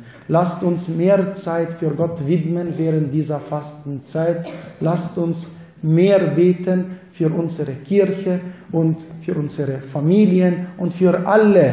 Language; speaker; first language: German; non-native, fluent; Arabic